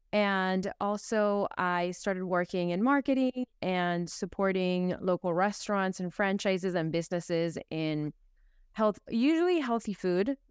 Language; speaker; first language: English; early bilingual, other home language; Spanish